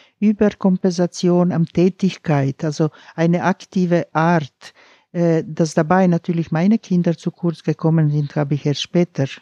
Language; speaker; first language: German; non-native, fluent; Croatian